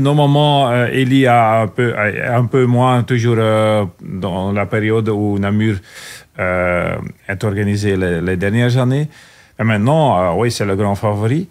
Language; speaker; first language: French; non-native, local second language; Dutch